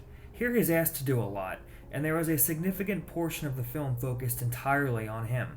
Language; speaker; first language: English; native; English